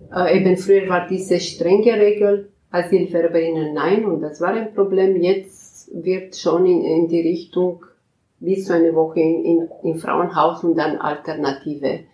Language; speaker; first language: German; non-native, fluent; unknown